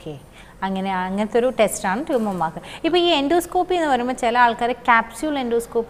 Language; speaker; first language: Malayalam; native; Malayalam